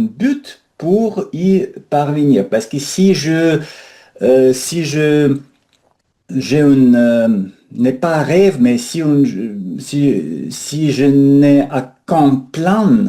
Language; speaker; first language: French; non-native, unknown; Russian